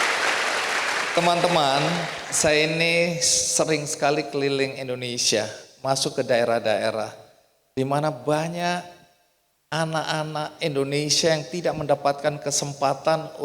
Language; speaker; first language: Indonesian; native; Indonesian